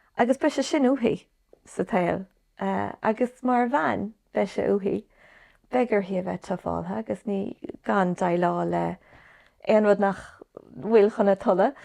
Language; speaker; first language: Irish; native; Irish